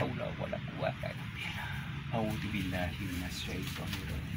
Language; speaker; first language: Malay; non-native, local second language; Javanese